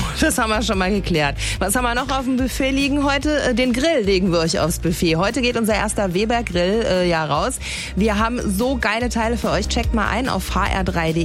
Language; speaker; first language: German; native; German